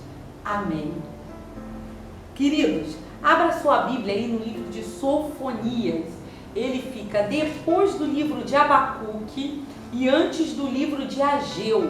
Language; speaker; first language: Portuguese; native; Portuguese